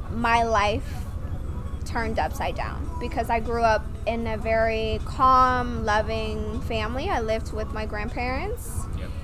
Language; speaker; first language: English; non-native, fluent; Vietnamese